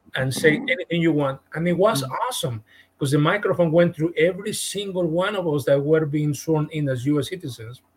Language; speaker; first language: English; non-native, fluent; Spanish